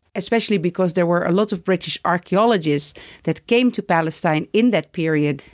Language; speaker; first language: English; non-native, fluent; Dutch